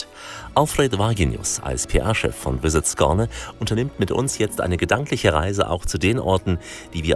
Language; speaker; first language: German; native; German